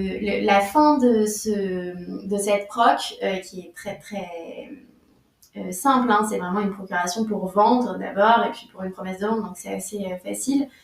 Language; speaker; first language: French; native; French